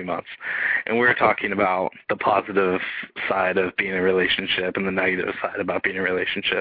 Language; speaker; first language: English; native; English